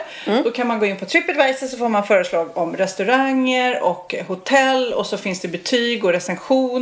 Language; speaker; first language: Swedish; native; Swedish